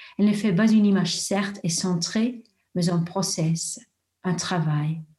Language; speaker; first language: French; non-native, local second language; German